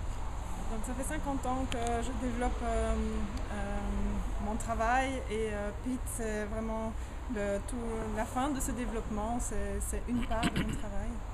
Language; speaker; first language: French; native; French